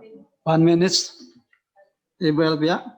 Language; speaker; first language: English; non-native, local second language; Indonesian